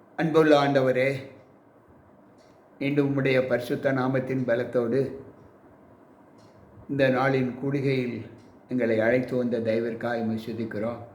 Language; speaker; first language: Tamil; native; Tamil